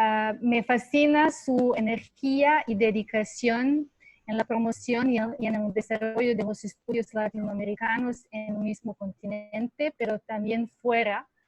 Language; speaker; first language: Spanish; non-native, fluent; Serbian